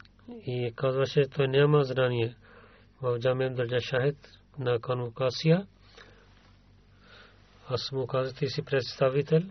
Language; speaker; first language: Bulgarian; non-native, learner; Urdu